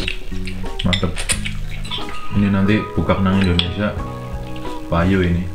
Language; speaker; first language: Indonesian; non-native, local second language; Javanese